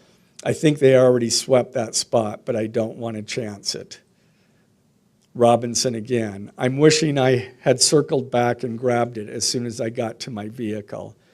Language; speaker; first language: English; native; English